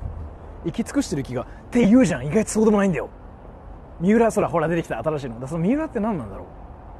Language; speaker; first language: Japanese; native; Japanese